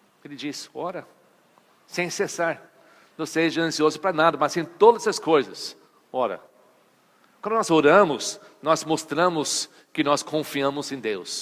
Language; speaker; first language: Portuguese; non-native, fluent; English